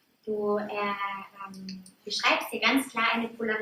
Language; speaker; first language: German; native; German